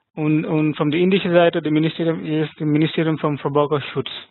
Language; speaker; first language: German; non-native, fluent; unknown